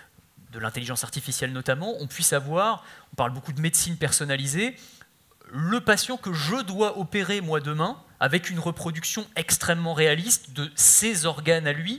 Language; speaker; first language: French; native; French